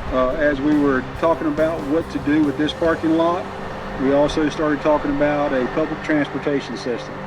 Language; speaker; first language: English; native; English